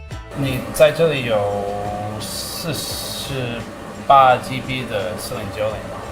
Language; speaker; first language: Chinese; non-native, learner; English